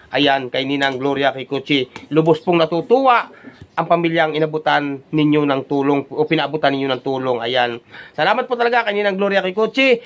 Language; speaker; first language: Filipino; native; Filipino